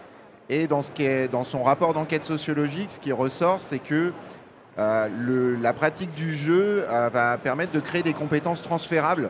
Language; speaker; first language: French; native; French